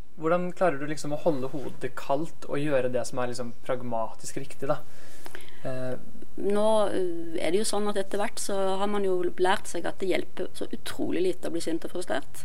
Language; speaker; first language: Norwegian; native; Norwegian